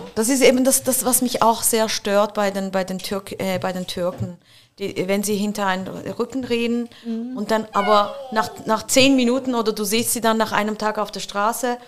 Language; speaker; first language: German; native; German